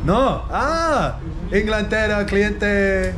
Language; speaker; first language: Spanish; non-native, learner; English